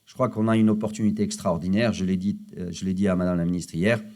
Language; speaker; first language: French; non-native, local second language; Arabic